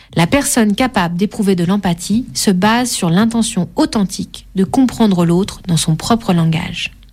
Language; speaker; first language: French; native; French